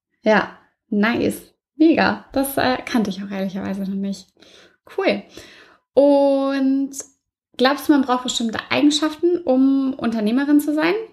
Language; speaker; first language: German; native; German